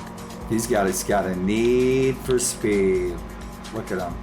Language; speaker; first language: English; native; English